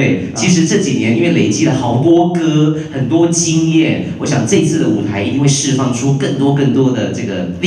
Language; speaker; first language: Chinese; native; Chinese